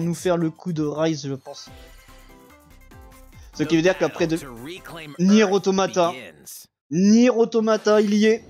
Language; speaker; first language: French; native; French